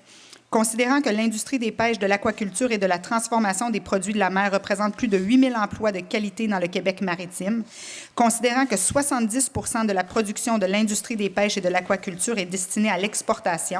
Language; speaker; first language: French; native; French